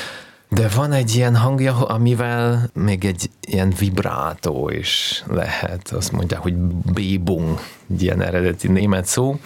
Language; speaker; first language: Hungarian; non-native, fluent; Russian